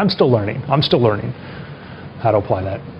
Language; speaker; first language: English; native; English